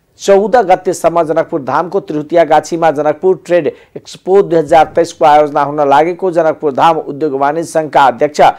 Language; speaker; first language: Nepali; non-native, local second language; Maithili